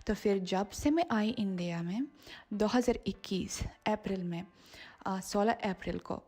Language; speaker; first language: Hindi; non-native, fluent; Russian